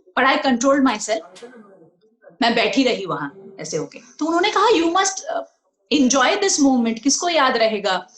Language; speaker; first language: Hindi; non-native, local second language; Bangla